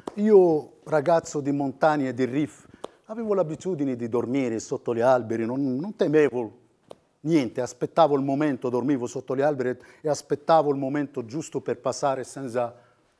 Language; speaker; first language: Italian; non-native, fluent; Riffian